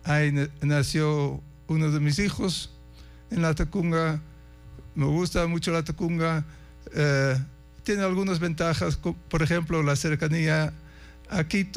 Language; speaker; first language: Spanish; non-native, fluent; Dutch